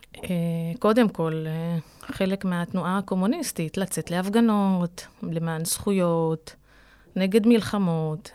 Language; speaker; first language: Hebrew; non-native, local second language; Arabic